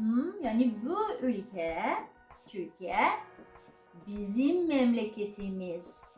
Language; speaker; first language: Turkish; non-native, learner; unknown